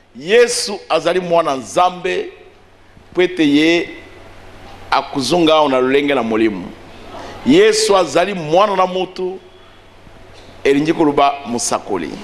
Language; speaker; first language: Lingala; native; Lingala